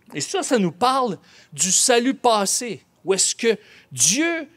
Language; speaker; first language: French; native; French